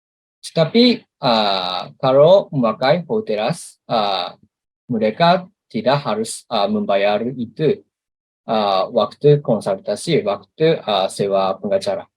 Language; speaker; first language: Indonesian; non-native, learner; Japanese